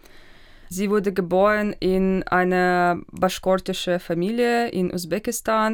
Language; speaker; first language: German; non-native, fluent; Russian